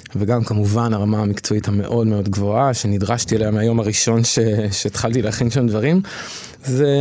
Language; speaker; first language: Hebrew; native; Hebrew